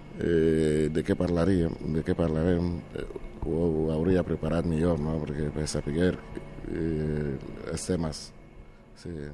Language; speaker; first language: Catalan; non-native, fluent; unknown